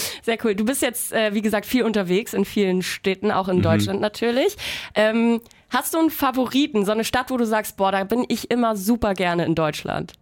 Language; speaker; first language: German; native; German